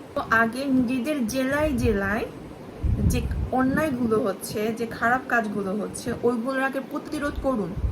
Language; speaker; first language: Bangla; non-native, local second language; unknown